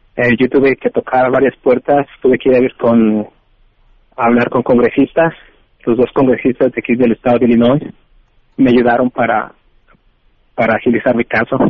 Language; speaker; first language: Spanish; native; Spanish